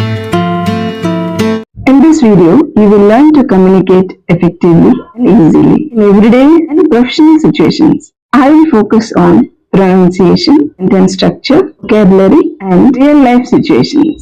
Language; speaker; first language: English; non-native, local second language; Telugu